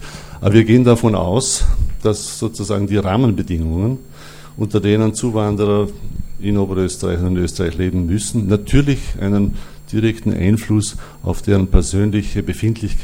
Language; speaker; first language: German; native; German